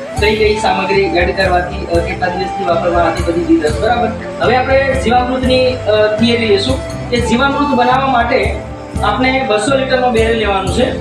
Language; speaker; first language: Gujarati; non-native, local second language; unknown